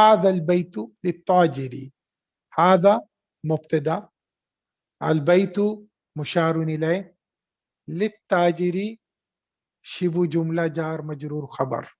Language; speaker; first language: Arabic; non-native, fluent; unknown